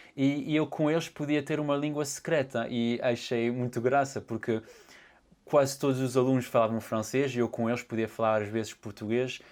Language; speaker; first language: Portuguese; early bilingual, heritage; Portuguese